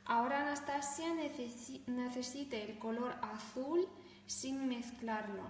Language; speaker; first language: Spanish; non-native, fluent; Russian